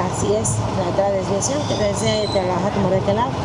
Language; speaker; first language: Spanish; native; Spanish